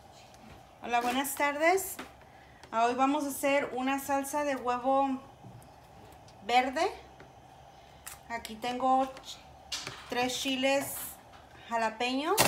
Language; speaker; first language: Spanish; native; Spanish